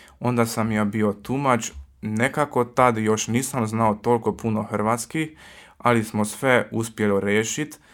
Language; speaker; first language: Croatian; early bilingual, heritage; Croatian